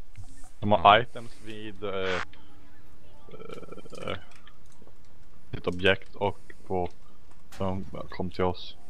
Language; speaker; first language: Swedish; native; Swedish